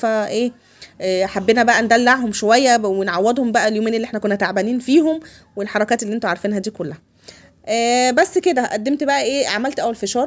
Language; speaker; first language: Arabic; native; Arabic